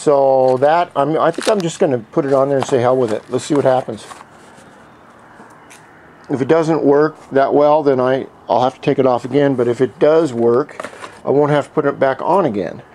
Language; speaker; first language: English; native; English